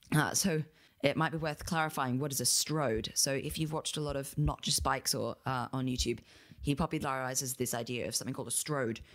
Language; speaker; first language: English; native; English